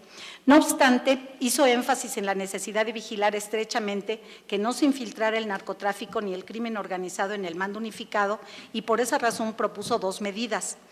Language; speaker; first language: Spanish; native; Spanish